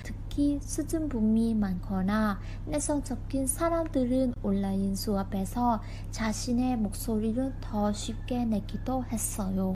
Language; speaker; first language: Korean; non-native, learner; Vietnamese